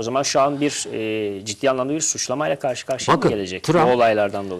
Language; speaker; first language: Turkish; native; Turkish